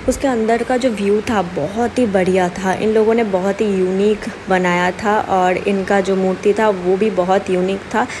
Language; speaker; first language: Hindi; non-native, local second language; Bangla